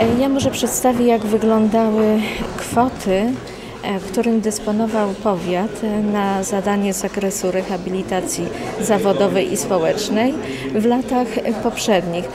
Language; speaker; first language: Polish; native; Polish